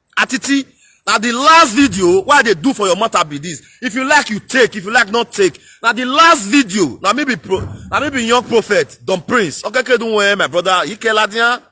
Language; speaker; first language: Nigerian Pidgin; non-native, local second language; Bini